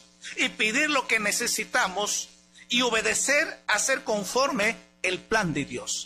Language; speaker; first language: Spanish; native; Spanish